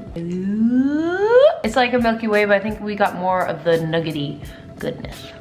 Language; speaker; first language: English; native; English